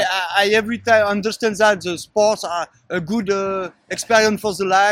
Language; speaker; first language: English; non-native, learner; French